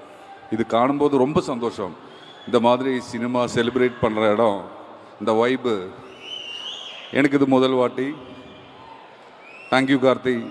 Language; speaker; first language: Tamil; non-native, learner; Malayalam